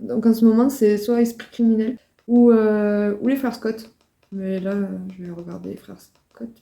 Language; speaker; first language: French; native; French